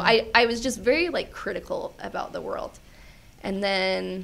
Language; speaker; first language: English; native; English